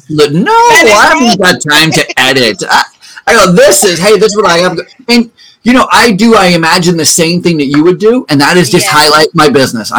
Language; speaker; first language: English; native; English